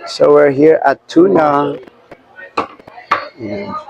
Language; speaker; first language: Filipino; native; Filipino